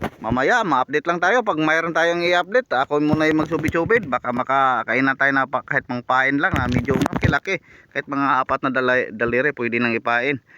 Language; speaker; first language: Filipino; non-native, local second language; Cebuano